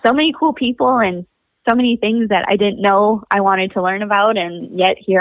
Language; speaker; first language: English; native; English